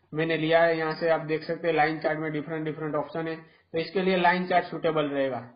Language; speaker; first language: Hindi; non-native, local second language; Gujarati